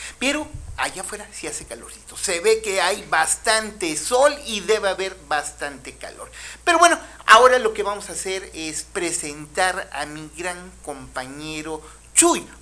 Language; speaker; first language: Spanish; native; Spanish